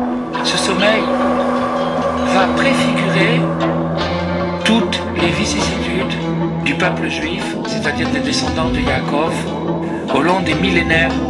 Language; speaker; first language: French; native; French